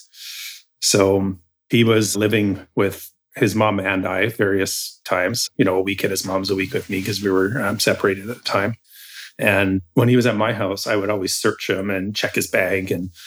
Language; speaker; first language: English; native; English